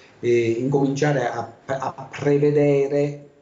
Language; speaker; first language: Italian; native; Italian